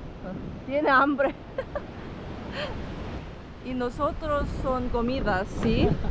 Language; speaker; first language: Spanish; non-native, learner; Korean